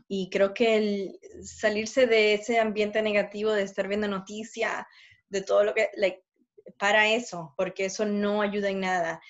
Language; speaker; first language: Spanish; early bilingual, heritage; Spanish